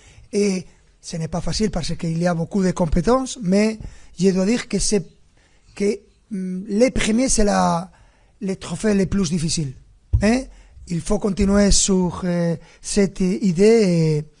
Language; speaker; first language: French; non-native, fluent; Spanish